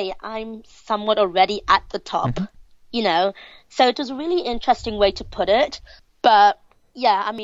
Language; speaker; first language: English; native; English